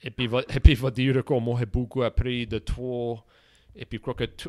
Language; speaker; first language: French; native; French